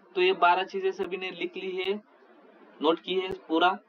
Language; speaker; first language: Hindi; non-native, local second language; Marathi